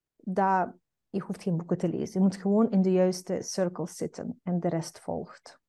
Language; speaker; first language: Dutch; non-native, fluent; Russian